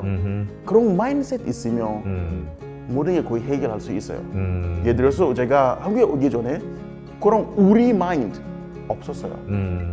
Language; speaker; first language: Korean; non-native, learner; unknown